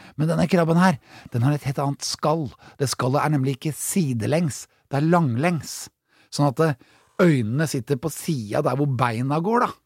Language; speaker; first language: Norwegian; native; Norwegian